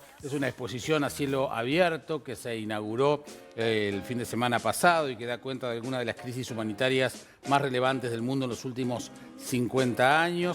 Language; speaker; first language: Spanish; native; Spanish